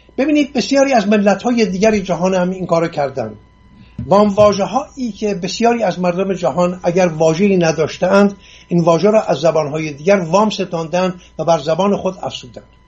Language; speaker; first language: Persian; non-native, local second language; Assyrian Neo-Aramaic